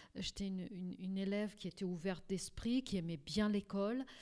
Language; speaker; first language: French; early bilingual, other home language; Portuguese